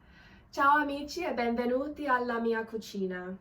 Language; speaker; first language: Italian; non-native, learner; English